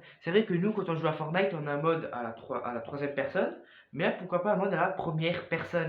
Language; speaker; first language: French; native; French